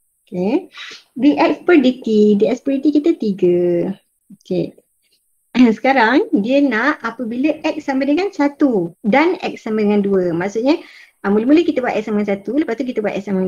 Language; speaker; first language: Malay; native; Malay